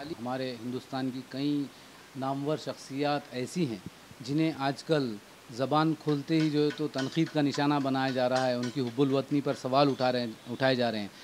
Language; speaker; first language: Urdu; native; Urdu